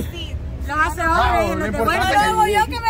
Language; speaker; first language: Spanish; native; Spanish